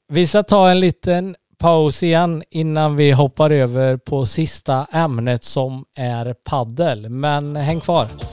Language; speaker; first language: Swedish; native; Swedish